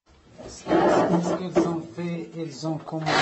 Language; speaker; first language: French; non-native, learner; Arabic